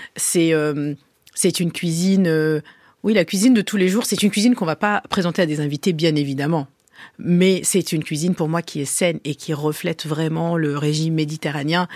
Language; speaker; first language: French; early bilingual, other home language; Arabic